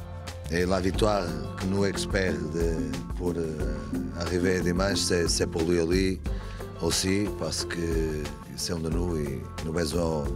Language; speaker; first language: French; non-native, fluent; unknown